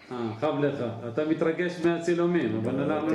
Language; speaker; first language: Hebrew; native; Hebrew